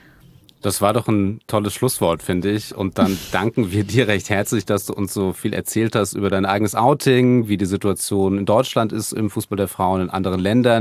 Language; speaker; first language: German; native; German